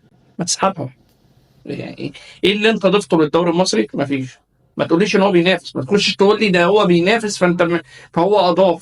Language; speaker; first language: Arabic; native; Arabic